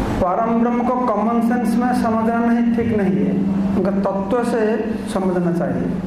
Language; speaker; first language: Hindi; non-native, local second language; Odia